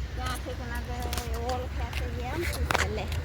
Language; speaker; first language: Hindi; non-native, local second language; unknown